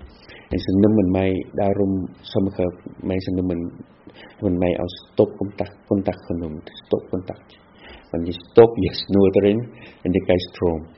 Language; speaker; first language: Dutch; non-native, fluent; Vietnamese